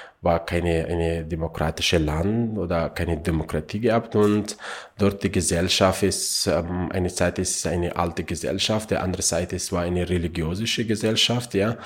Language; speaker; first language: German; non-native, learner; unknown